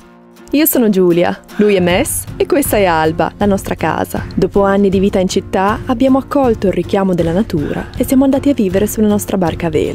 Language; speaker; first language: Italian; native; Italian